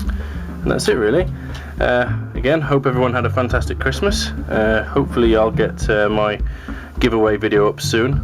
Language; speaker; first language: English; native; English